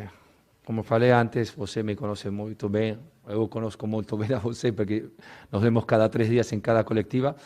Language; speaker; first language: Portuguese; non-native, learner; Spanish